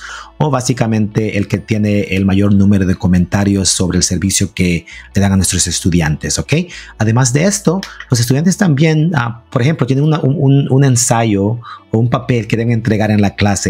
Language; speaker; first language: Spanish; early bilingual, heritage; Spanish